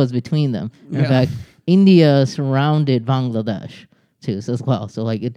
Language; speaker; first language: English; native; English